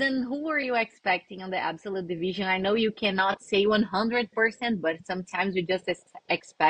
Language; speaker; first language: English; non-native, fluent; Portuguese